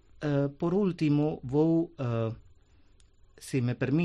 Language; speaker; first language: Galician; non-native, fluent; Hindi